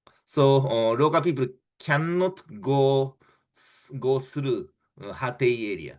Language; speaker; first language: English; non-native, fluent; Japanese